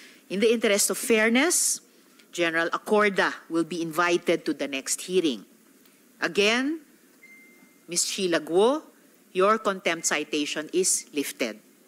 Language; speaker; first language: English; non-native, local second language; Filipino